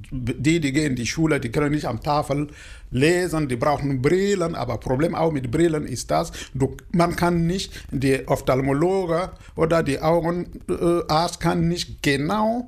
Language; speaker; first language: German; non-native, learner; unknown